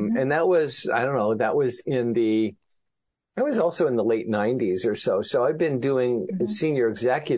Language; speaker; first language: English; native; English